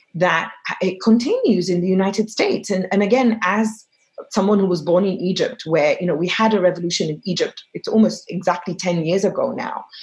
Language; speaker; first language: English; non-native, fluent; Arabic